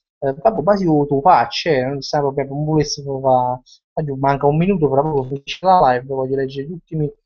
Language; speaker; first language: Italian; native; Italian